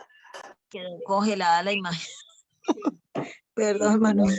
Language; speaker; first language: Spanish; native; Spanish